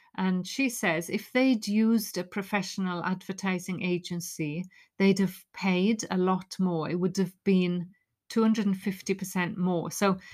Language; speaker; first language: English; native; English